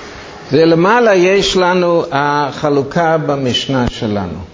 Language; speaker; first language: Hebrew; non-native, fluent; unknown